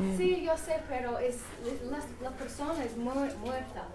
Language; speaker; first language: Spanish; non-native, learner; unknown